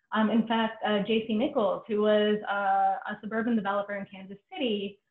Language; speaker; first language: English; native; English